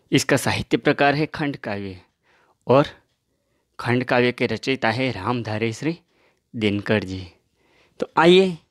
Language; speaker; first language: Hindi; non-native, local second language; Gujarati